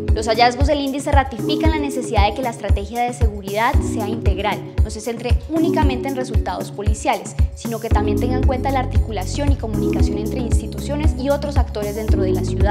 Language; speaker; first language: Spanish; native; Spanish